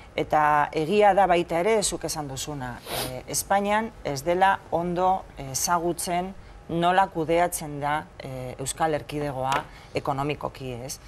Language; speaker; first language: Basque; non-native, local second language; Spanish